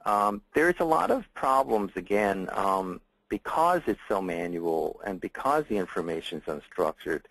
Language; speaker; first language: English; native; English